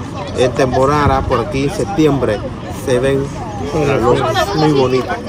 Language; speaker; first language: Spanish; non-native, fluent; Vietnamese